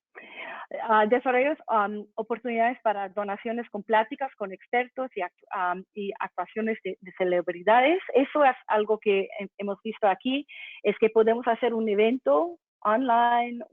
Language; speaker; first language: Spanish; non-native, fluent; English